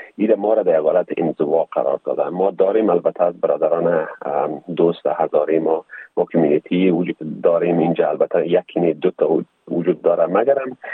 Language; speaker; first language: Persian; native; Persian